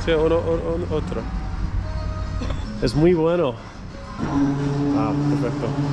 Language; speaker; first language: Spanish; non-native, learner; English